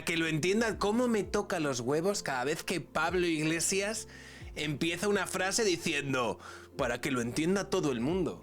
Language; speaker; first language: Spanish; native; Spanish